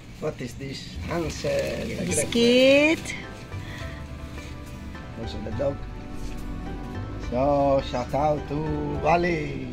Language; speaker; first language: English; non-native, learner; Italian